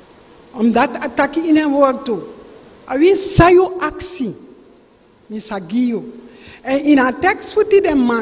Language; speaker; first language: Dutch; non-native, local second language; Sranan Tongo